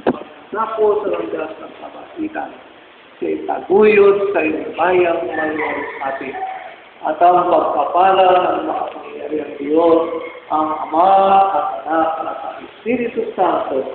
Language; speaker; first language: Filipino; native; Filipino